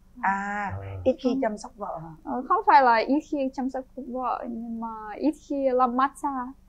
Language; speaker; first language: Vietnamese; non-native, fluent; Ukrainian